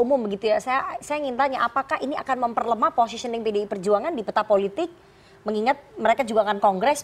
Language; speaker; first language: Indonesian; native; Indonesian